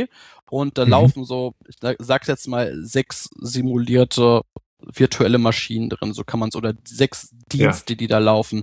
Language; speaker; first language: German; native; German